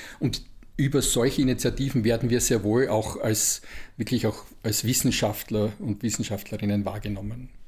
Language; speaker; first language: German; native; German